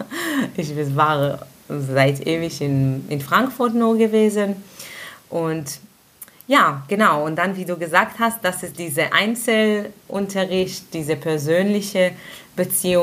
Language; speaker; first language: German; non-native, fluent; Hebrew